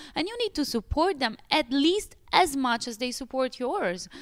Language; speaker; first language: English; non-native, fluent; Italian